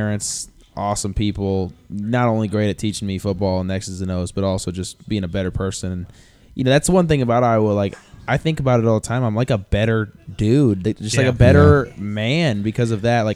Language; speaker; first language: English; native; English